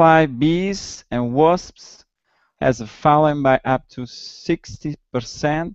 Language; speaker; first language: English; non-native, learner; Italian